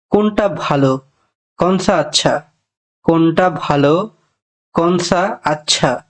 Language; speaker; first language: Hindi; non-native, learner; Bangla